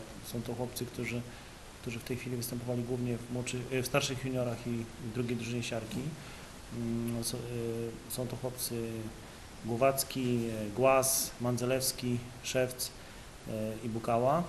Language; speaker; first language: Polish; native; Polish